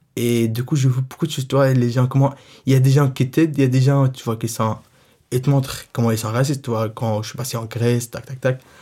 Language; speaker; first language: French; non-native, fluent; Arabic